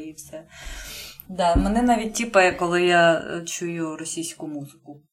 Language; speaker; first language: Ukrainian; native; Ukrainian